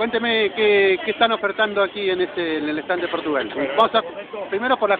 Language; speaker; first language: Spanish; native; Spanish